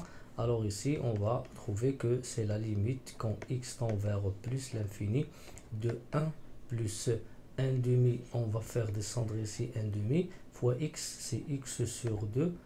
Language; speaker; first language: French; non-native, local second language; Arabic